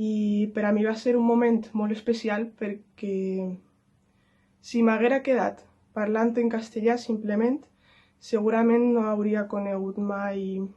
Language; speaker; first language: Catalan; non-native, local second language; Spanish